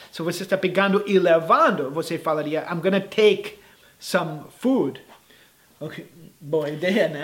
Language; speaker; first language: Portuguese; non-native, fluent; English